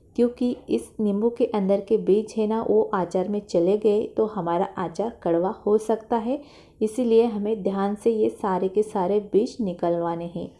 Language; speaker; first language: Hindi; non-native, local second language; Marathi